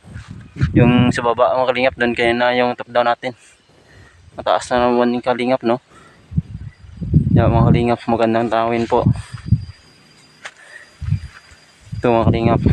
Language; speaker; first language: Filipino; non-native, local second language; Kinaray-a